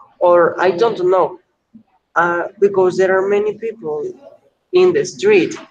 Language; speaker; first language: English; non-native, learner; Spanish